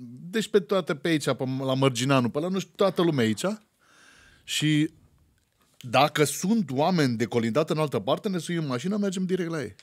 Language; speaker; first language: Romanian; native; Romanian